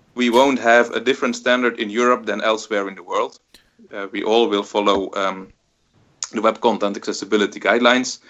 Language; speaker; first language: English; non-native, fluent; Dutch